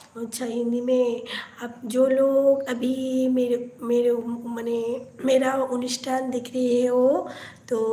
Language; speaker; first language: Hindi; non-native, local second language; Bangla